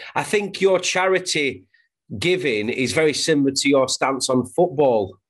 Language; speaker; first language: English; native; English